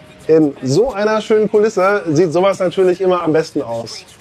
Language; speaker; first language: German; native; German